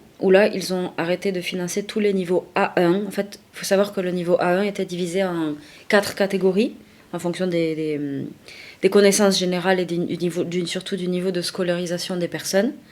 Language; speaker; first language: French; native; French